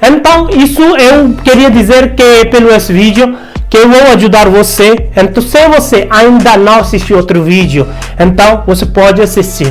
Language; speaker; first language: Portuguese; non-native, learner; Hindi